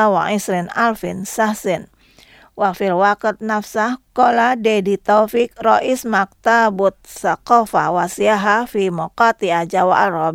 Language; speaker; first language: Arabic; non-native, fluent; Indonesian